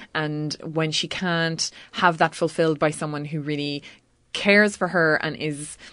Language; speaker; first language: English; native; English